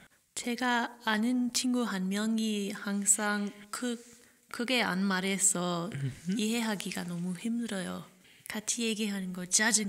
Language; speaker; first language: Korean; non-native, fluent; English